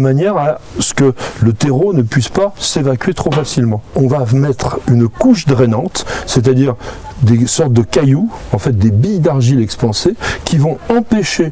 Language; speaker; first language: French; native; French